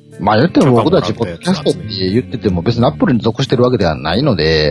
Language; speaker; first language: Japanese; native; Japanese